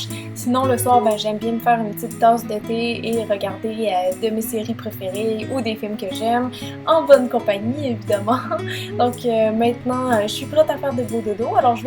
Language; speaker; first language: French; native; French